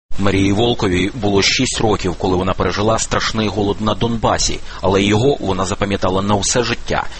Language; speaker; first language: Ukrainian; native; Ukrainian